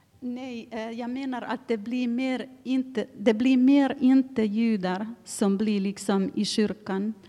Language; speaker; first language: Swedish; non-native, fluent; Finnish